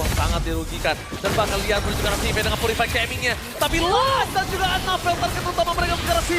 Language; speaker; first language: Indonesian; native; Indonesian